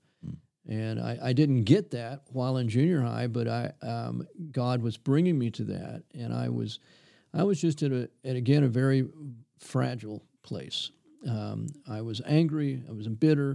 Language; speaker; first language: English; native; English